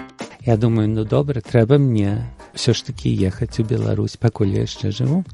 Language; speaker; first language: Belarusian; early bilingual, heritage; Belarusian